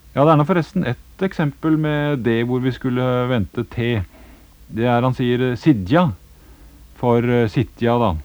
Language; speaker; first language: Norwegian; native; Norwegian